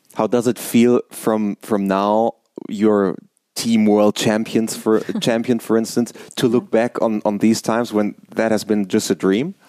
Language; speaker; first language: English; non-native, fluent; German